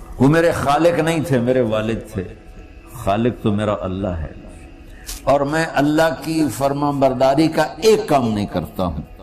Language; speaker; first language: Urdu; non-native, local second language; Punjabi